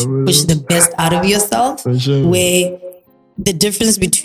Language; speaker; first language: English; non-native, local second language; Tswana